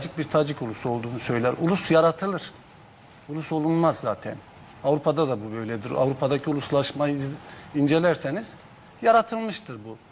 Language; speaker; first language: Turkish; non-native, local second language; Zaza